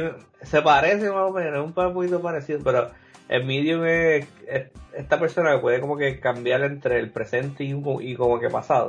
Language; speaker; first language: Spanish; native; Spanish